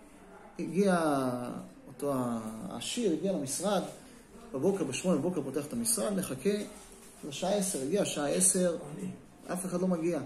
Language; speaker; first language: Hebrew; native; Hebrew